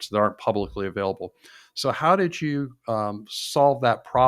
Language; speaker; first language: English; native; English